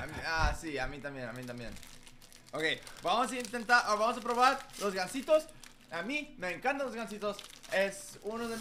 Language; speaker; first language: Spanish; early bilingual, heritage; Spanish